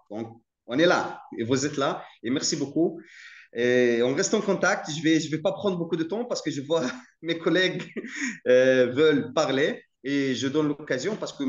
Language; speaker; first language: French; non-native, fluent; Arabic